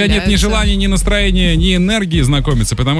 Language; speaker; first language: Russian; native; Russian